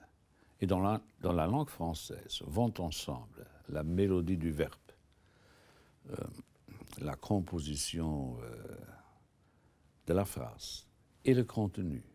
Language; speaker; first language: French; non-native, local second language; Luxembourgish